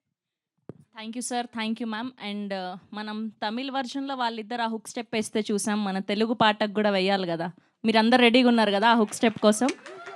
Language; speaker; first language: Telugu; native; Telugu